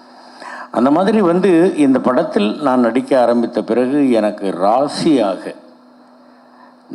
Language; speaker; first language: Tamil; native; Tamil